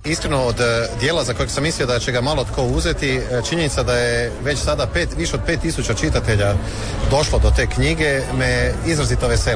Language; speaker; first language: Serbian; native; Serbian